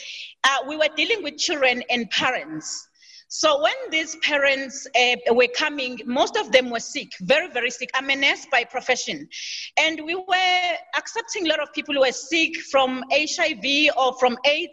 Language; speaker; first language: English; non-native, local second language; Zulu